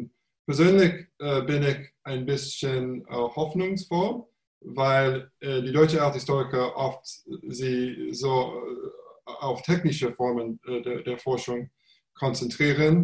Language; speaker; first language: German; non-native, fluent; English